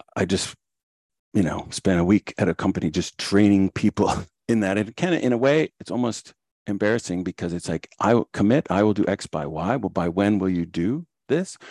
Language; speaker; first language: English; native; English